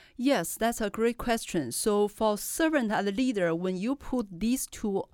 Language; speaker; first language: English; non-native, fluent; Chinese